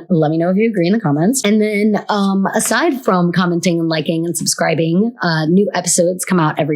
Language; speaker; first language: English; native; English